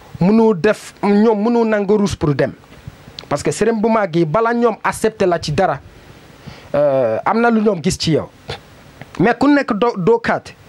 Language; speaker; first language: Wolof; non-native, learner; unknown